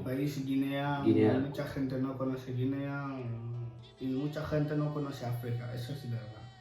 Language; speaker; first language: Spanish; non-native, learner; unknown